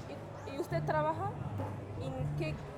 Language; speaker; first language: Spanish; non-native, learner; Mongolian